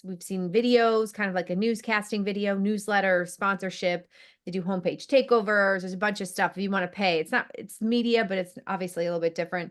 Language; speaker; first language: English; native; English